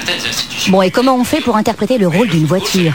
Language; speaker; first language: French; native; French